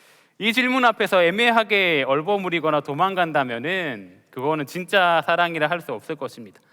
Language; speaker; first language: Korean; native; Korean